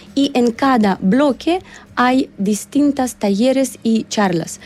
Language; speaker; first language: Spanish; non-native, learner; Russian